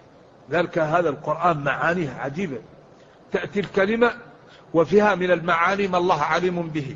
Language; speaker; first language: Arabic; native; Arabic